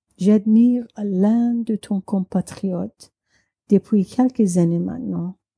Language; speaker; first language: French; non-native, learner; Persian